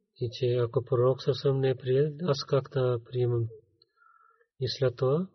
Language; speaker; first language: Bulgarian; non-native, learner; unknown